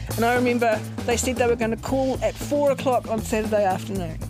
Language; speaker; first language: English; native; English